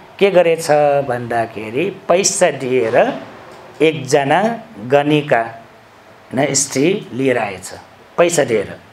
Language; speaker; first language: Nepali; non-native, local second language; Newari